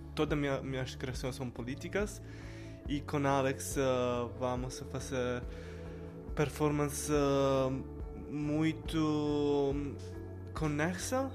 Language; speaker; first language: Portuguese; non-native, learner; Italian